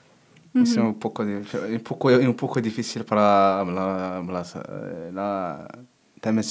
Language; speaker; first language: Spanish; non-native, learner; Berber languages